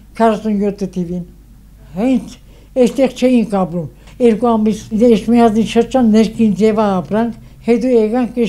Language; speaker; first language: Armenian; native; Armenian